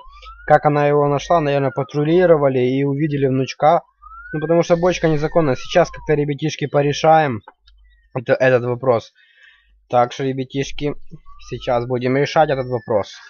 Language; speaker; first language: Russian; native; Russian